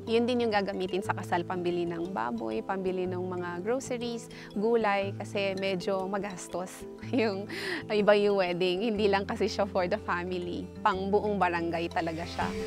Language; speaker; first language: Filipino; non-native, local second language; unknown